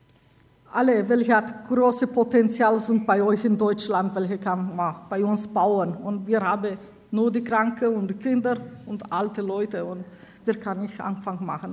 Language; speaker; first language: German; non-native, learner; Romanian